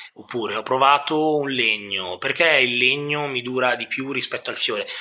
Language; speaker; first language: Italian; native; Italian